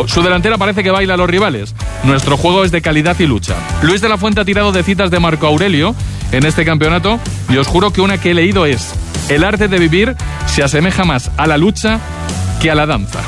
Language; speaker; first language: Spanish; native; Spanish